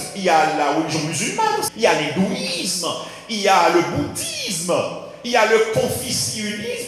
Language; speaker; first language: French; non-native, local second language; Haitian Creole